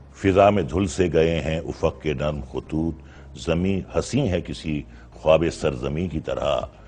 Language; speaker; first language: Hindi; native; Hindi